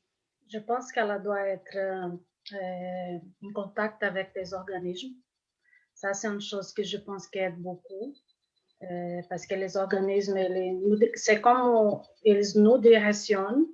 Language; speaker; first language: French; non-native, fluent; Portuguese